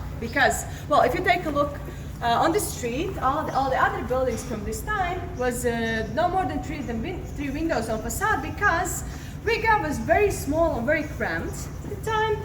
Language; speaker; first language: English; non-native, fluent; Latvian